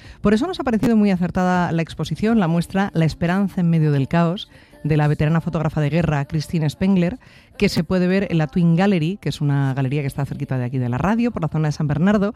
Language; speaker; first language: Spanish; native; Spanish